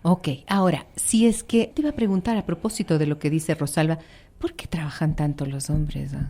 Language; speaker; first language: Spanish; native; Spanish